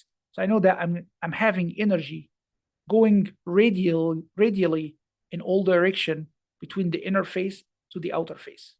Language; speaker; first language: English; non-native, fluent; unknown